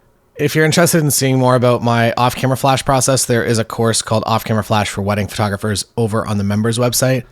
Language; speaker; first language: English; native; English